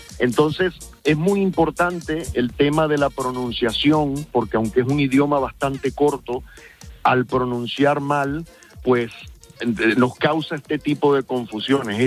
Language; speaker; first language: Spanish; early bilingual, heritage; Spanish